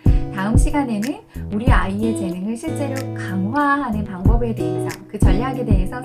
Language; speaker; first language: Korean; native; Korean